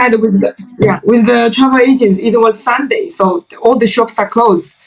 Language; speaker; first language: English; non-native, fluent; Chinese